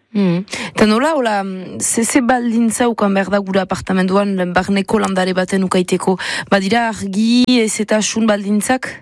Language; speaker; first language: Basque; native; Basque